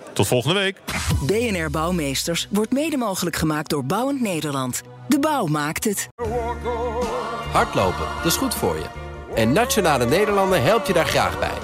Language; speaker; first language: Dutch; native; Dutch